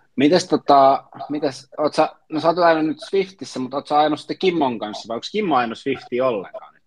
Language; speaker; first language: Finnish; native; Finnish